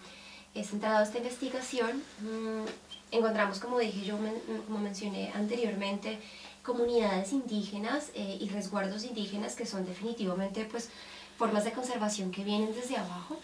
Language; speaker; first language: Spanish; native; Spanish